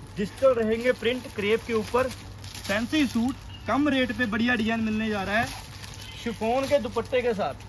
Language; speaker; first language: Hindi; non-native, local second language; Punjabi